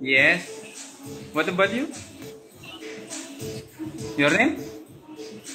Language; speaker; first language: English; non-native, learner; Indonesian